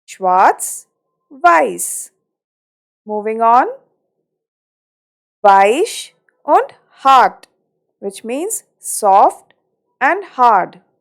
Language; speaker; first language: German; non-native, fluent; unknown